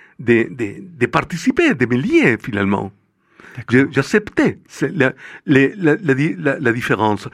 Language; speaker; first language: French; non-native, fluent; Spanish